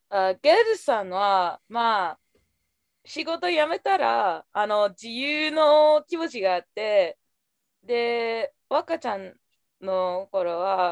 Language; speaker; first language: Japanese; non-native, fluent; English